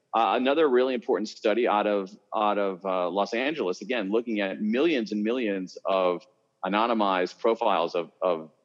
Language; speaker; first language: English; native; English